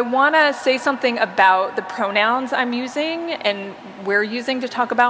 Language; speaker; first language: English; native; English